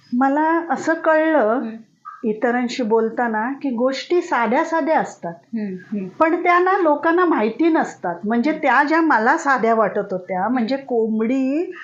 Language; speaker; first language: Marathi; native; Marathi